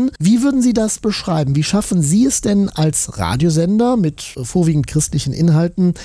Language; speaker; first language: German; native; German